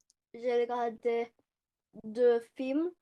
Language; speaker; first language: French; non-native, learner; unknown